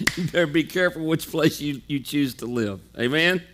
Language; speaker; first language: English; native; English